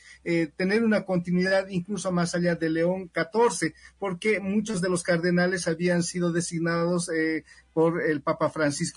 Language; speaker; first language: Spanish; native; Spanish